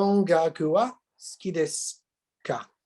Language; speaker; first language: Japanese; non-native, learner; English